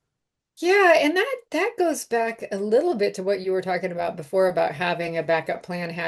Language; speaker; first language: English; native; English